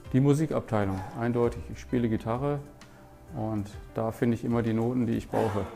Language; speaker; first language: German; native; German